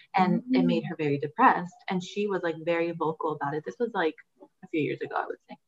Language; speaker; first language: English; early bilingual, other home language; Spanish